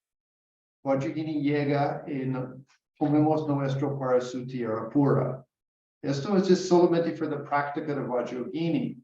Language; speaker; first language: Spanish; non-native, learner; English